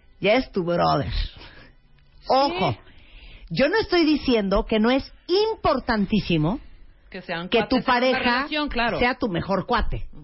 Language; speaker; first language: Spanish; native; Spanish